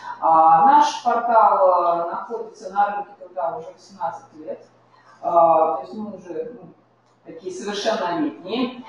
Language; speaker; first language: Russian; native; Russian